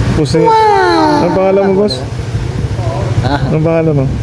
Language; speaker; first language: Filipino; native; Filipino